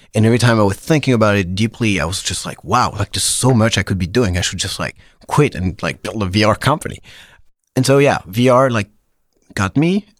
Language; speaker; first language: English; non-native, fluent; French